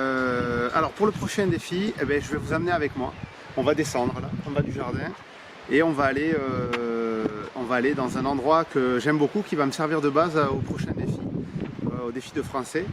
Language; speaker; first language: French; native; French